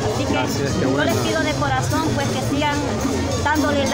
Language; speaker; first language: Spanish; native; Spanish